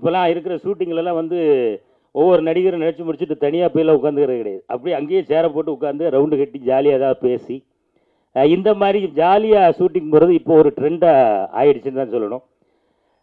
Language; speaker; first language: Tamil; native; Tamil